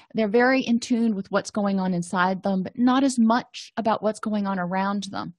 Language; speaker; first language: English; native; English